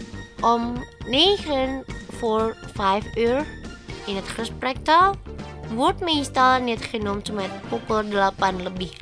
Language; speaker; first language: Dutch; non-native, learner; Indonesian